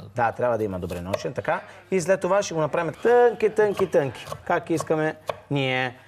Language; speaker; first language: Bulgarian; non-native, fluent; Italian